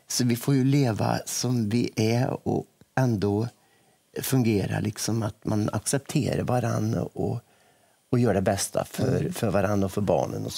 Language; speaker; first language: Swedish; native; Swedish